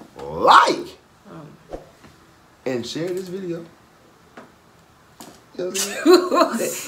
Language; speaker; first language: English; native; English